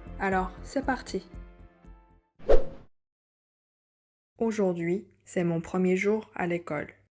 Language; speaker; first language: French; non-native, fluent; Korean